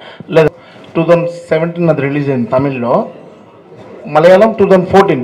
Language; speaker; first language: Telugu; native; Telugu